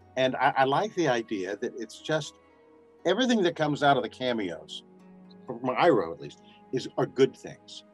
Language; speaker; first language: English; native; English